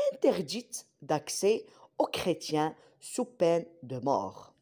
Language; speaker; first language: French; non-native, local second language; Arabic